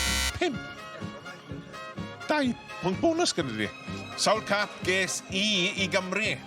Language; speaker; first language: Welsh; non-native, learner; English